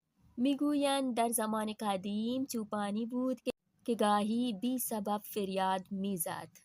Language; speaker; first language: Persian; non-native, fluent; Urdu